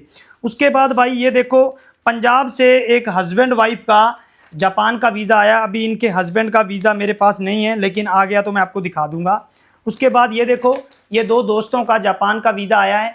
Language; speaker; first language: Hindi; native; Hindi